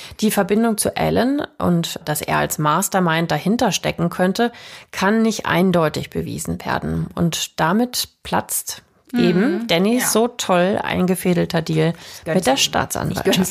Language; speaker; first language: German; native; German